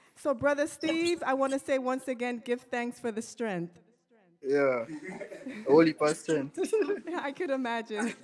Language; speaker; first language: English; native; English